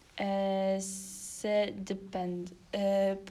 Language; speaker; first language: French; non-native, learner; Norwegian